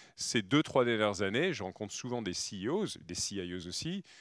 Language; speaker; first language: French; native; French